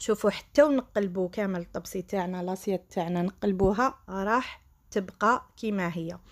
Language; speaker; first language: Arabic; native; Arabic